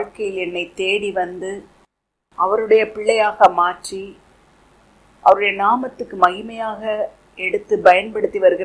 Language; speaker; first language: Tamil; native; Tamil